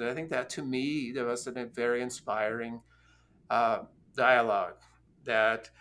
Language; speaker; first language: English; non-native, fluent; Norwegian